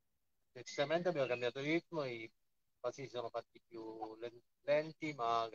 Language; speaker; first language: Italian; native; Italian